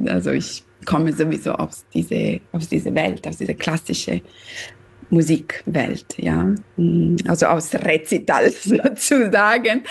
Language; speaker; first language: German; non-native, fluent; Italian